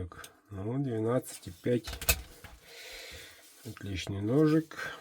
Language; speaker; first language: Russian; non-native, local second language; Yakut